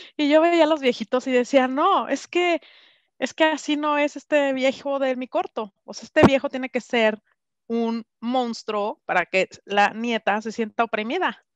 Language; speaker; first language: Spanish; native; Spanish